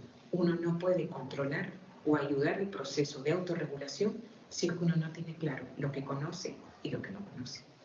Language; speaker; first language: Spanish; native; Spanish